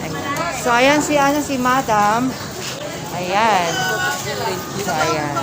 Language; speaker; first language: Filipino; native; Filipino